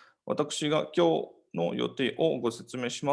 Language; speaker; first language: Japanese; non-native, fluent; Nepali